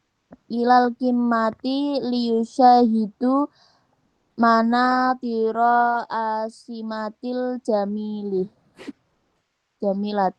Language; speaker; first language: Arabic; non-native, learner; Indonesian